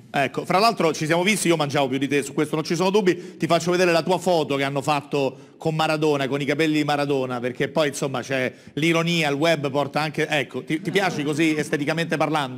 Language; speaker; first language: Italian; native; Italian